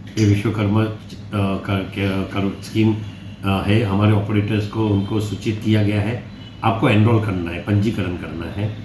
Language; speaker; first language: Hindi; non-native, local second language; Gujarati